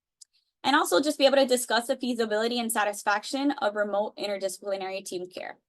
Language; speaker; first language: English; native; English